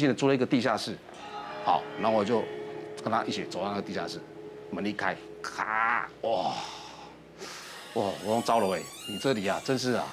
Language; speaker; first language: Chinese; native; Chinese